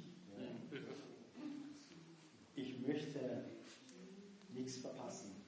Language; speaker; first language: German; non-native, fluent; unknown